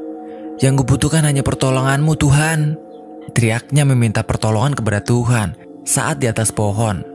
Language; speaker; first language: Indonesian; native; Indonesian